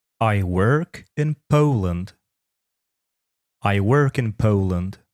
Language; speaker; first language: English; non-native, fluent; Polish